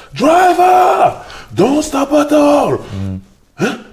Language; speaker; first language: French; native; French